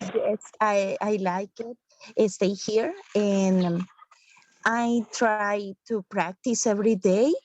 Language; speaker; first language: English; non-native, learner; Spanish